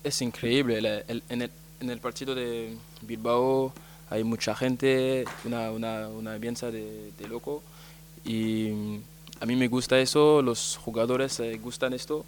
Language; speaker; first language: Spanish; non-native, learner; French